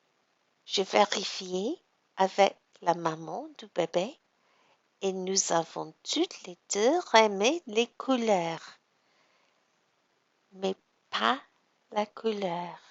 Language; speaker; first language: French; non-native, learner; English